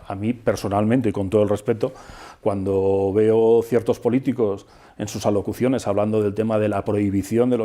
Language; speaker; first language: Spanish; native; Spanish